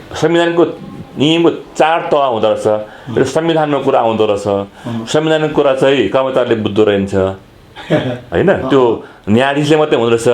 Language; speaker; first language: Nepali; non-native, local second language; Eastern Tamang